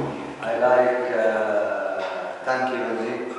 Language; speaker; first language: English; non-native, learner; Arabic